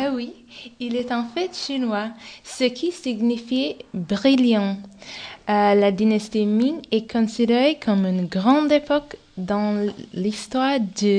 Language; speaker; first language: French; non-native, fluent; English